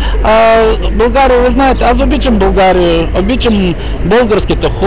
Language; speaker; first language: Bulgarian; non-native, learner; Russian